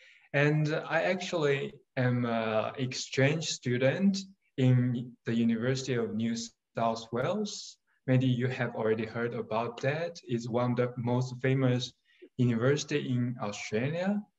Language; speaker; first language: English; non-native, fluent; Chinese